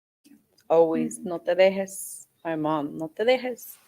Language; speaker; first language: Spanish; early bilingual, heritage; Spanish